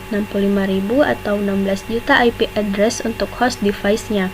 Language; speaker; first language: Indonesian; native; Indonesian